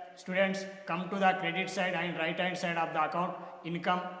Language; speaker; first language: English; non-native, local second language; Telugu